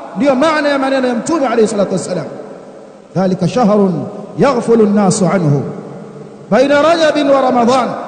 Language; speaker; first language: Swahili; native; Swahili